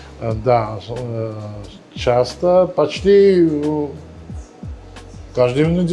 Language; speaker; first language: Russian; non-native, learner; Armenian